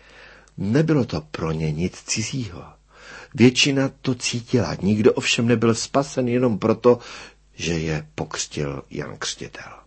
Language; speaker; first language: Czech; native; Czech